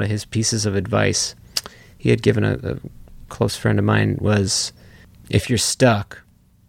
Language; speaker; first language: English; native; English